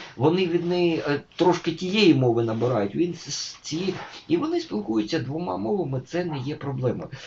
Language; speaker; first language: Ukrainian; native; Ukrainian